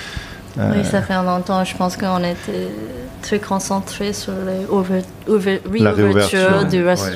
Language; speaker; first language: French; non-native, fluent; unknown